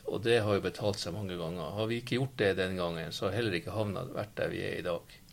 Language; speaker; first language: Norwegian; native; Norwegian